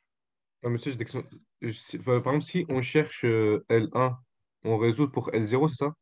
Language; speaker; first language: French; native; French